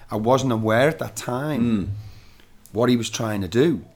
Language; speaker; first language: English; native; English